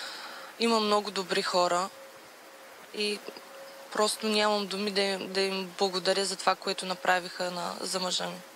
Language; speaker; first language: Bulgarian; native; Bulgarian